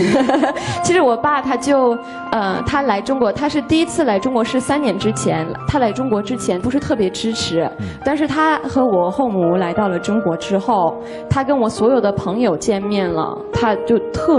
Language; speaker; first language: Chinese; non-native, fluent; English